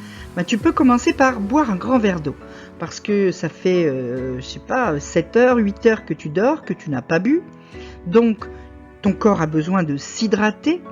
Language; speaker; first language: French; native; French